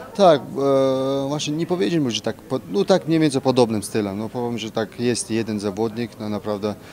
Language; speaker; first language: Polish; non-native, fluent; Russian